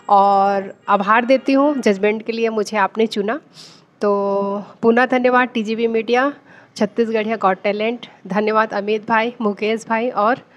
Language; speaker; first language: Hindi; native; Hindi